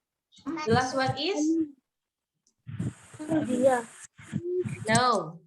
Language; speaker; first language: English; non-native, learner; Indonesian